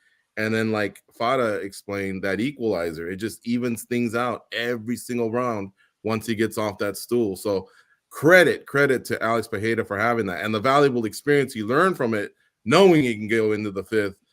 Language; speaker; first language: English; native; English